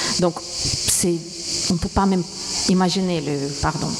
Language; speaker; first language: French; non-native, fluent; Ukrainian